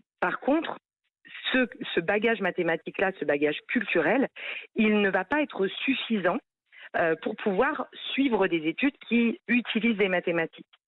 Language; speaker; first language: French; native; French